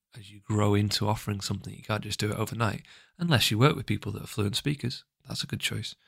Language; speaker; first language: English; native; English